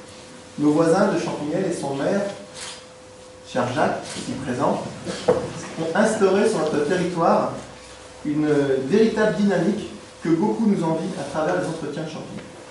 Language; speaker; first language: French; native; French